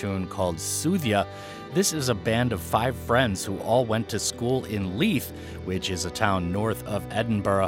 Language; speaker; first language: English; native; English